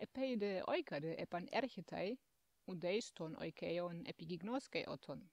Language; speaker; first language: Greek; non-native, fluent; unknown